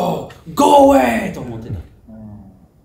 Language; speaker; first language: Japanese; non-native, learner; English